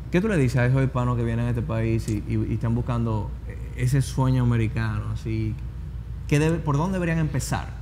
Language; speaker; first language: Spanish; native; Spanish